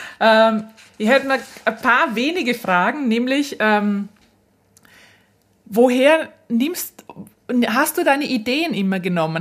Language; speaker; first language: German; native; German